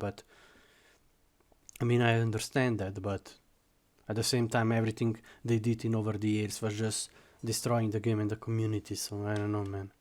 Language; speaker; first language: English; non-native, fluent; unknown